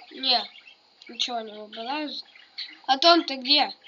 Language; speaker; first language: Russian; native; Russian